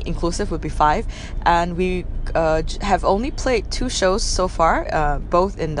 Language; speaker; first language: English; non-native, local second language; Min Nan Chinese